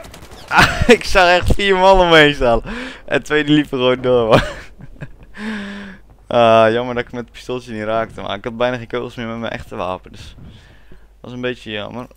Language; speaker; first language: Dutch; native; Dutch